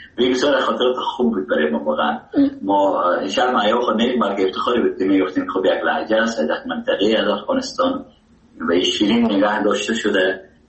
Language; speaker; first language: Persian; native; Persian